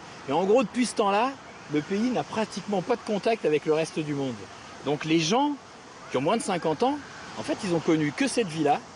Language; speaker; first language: French; native; French